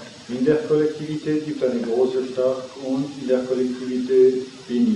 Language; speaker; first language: German; non-native, fluent; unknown